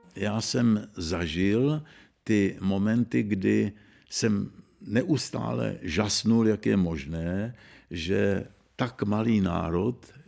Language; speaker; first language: Czech; native; Czech